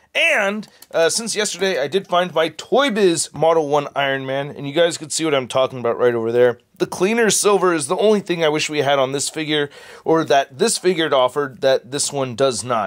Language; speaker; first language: English; native; English